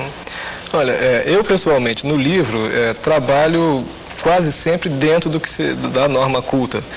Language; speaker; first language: Portuguese; native; Portuguese